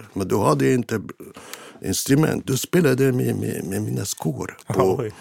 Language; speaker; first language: Swedish; non-native, fluent; Arabic